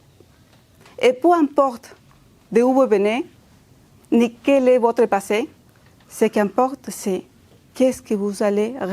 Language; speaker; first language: French; non-native, fluent; Spanish